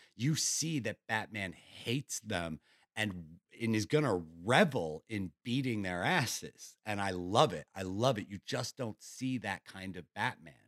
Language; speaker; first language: English; native; English